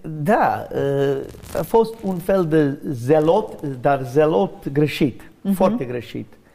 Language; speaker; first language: Romanian; non-native, learner; English